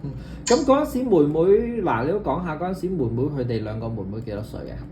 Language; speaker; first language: Cantonese; native; Cantonese